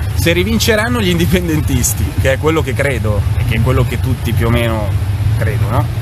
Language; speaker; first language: Italian; non-native, fluent; Catalan